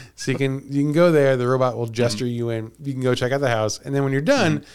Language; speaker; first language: English; native; English